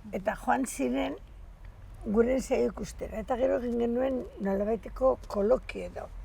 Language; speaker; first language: Basque; non-native, local second language; Spanish